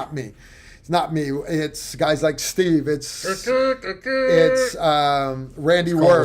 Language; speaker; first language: English; native; English